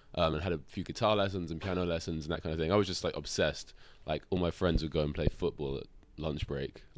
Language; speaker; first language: English; native; English